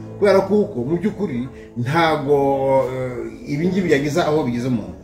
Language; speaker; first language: Kinyarwanda; native; Kinyarwanda